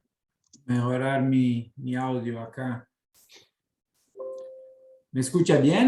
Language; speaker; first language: Spanish; non-native, fluent; Portuguese